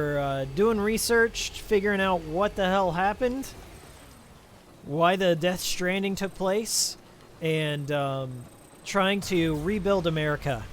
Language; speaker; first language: English; native; English